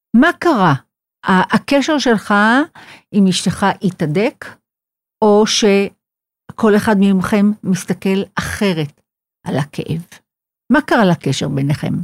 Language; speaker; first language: Hebrew; native; Hebrew